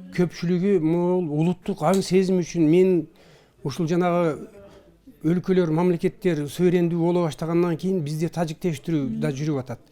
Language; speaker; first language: Kyrgyz; early bilingual, heritage; Kyrgyz